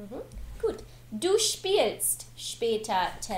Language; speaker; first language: German; non-native, learner; English